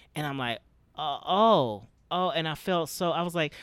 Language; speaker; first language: English; native; English